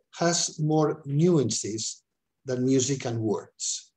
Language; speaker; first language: English; non-native, fluent; Catalan